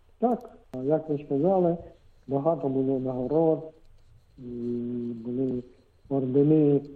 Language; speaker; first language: Ukrainian; non-native, local second language; Russian